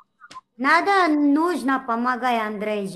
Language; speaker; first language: Russian; non-native, learner; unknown